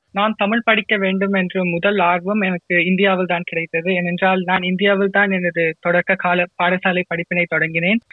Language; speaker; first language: Tamil; native; Tamil